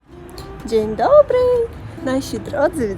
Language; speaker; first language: Polish; non-native, learner; Russian